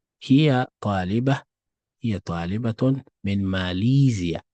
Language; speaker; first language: Arabic; non-native, fluent; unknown